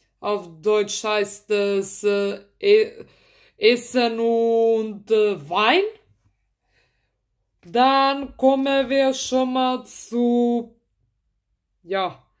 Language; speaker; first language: German; early bilingual, other home language; Macedonian